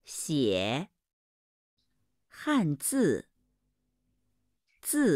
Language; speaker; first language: Chinese; non-native, learner; Vietnamese